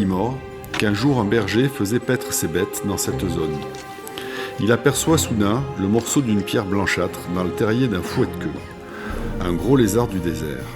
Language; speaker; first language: French; native; French